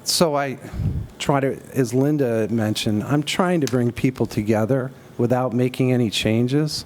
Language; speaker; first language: English; native; English